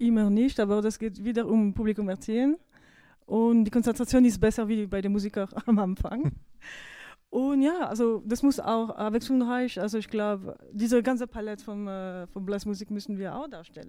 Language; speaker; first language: German; non-native, fluent; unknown